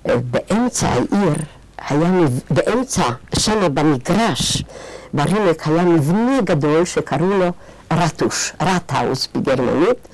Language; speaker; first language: Hebrew; non-native, fluent; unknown